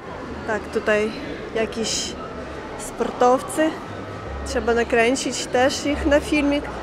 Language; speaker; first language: Polish; non-native, fluent; Ukrainian